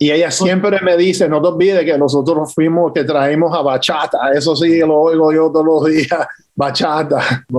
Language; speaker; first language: Spanish; early bilingual, heritage; English